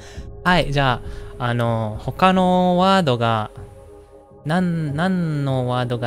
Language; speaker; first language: Japanese; non-native, learner; Indonesian